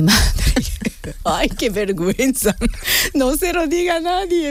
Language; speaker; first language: Spanish; non-native, fluent; Japanese